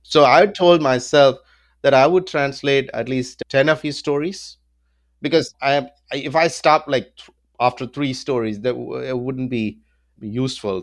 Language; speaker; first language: English; non-native, local second language; Tamil